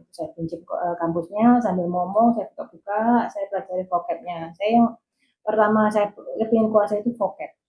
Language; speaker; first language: Indonesian; non-native, local second language; Javanese